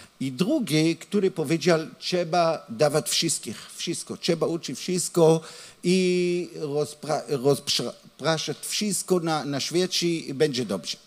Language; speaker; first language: Polish; non-native, learner; Hebrew